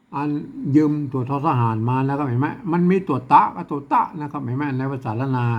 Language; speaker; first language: Thai; non-native, local second language; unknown